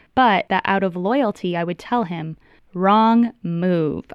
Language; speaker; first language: English; native; English